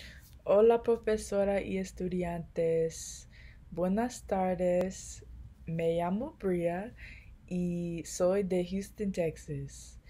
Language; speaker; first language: Spanish; non-native, learner; English